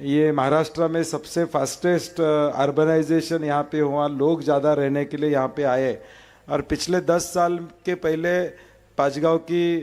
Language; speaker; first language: Hindi; non-native, local second language; Marathi